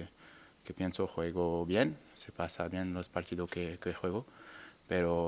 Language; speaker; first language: Spanish; non-native, learner; French